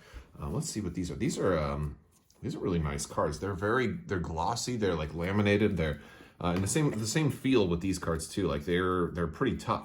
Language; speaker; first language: English; native; English